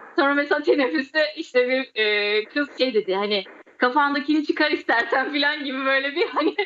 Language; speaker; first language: Turkish; early bilingual, other home language; Azerbaijani